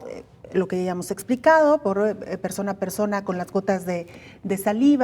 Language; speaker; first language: Spanish; native; Spanish